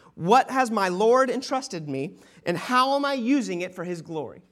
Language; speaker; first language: English; native; English